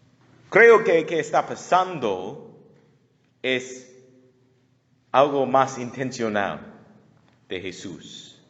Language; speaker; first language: Spanish; non-native, learner; English